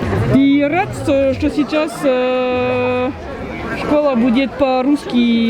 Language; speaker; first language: Russian; non-native, learner; French